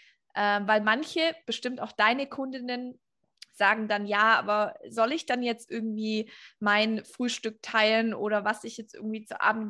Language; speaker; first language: German; native; German